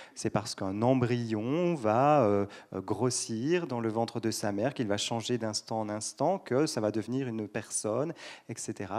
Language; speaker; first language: French; native; French